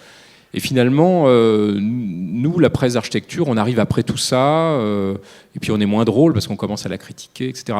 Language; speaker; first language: French; native; French